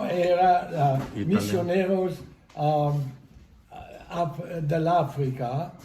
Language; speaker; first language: Spanish; non-native, fluent; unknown